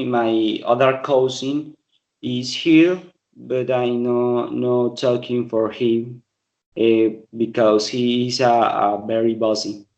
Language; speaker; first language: English; non-native, learner; Spanish